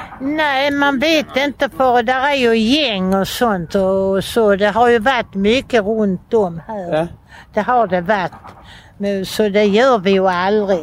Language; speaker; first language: Swedish; native; Swedish